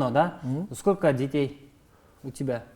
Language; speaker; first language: Russian; non-native, local second language; Kyrgyz